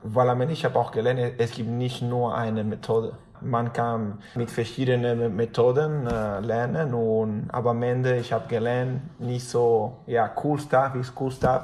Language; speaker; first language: German; non-native, fluent; Spanish